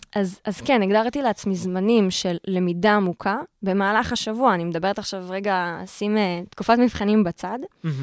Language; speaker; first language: Hebrew; native; Hebrew